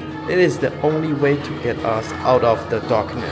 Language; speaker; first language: English; non-native, learner; Chinese